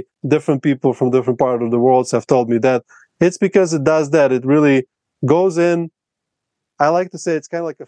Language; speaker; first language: English; non-native, fluent; Russian